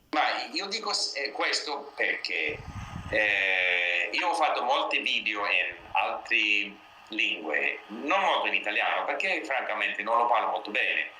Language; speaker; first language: Italian; non-native, learner; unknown